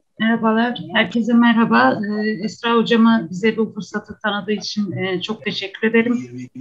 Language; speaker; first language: Turkish; native; Turkish